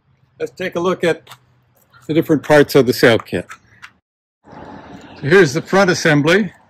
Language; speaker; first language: English; native; English